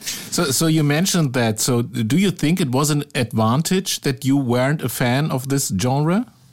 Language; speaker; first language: English; non-native, fluent; German